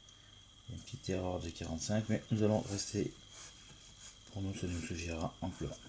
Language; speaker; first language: French; native; French